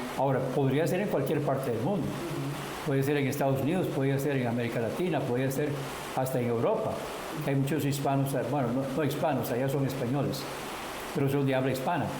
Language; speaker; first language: Spanish; non-native, local second language; English